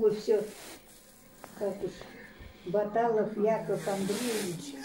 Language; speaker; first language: Russian; native; Russian